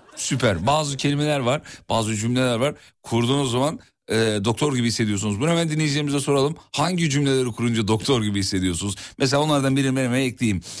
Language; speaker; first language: Turkish; native; Turkish